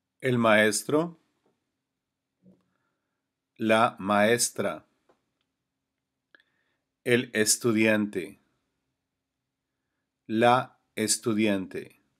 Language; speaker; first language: Spanish; non-native, learner; English